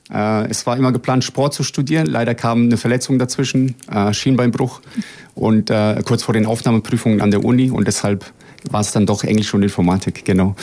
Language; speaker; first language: German; early bilingual, other home language; Bosnian